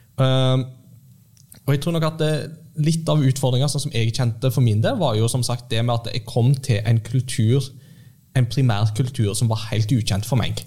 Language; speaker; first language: Norwegian; early bilingual, heritage; Norwegian